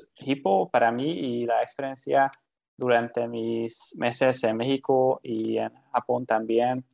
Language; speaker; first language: Spanish; non-native, learner; Hungarian